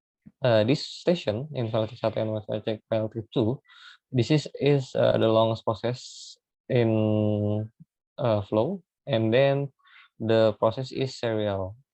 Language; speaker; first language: English; non-native, learner; Indonesian